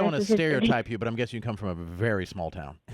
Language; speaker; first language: English; native; English